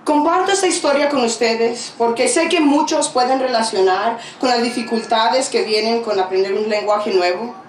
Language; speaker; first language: Spanish; early bilingual, other home language; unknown